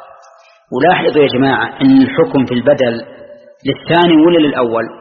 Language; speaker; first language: Arabic; native; Arabic